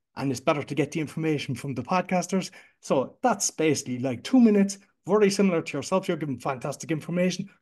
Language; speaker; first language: English; native; English